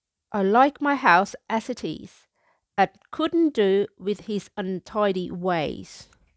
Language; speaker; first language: English; non-native, fluent; Thai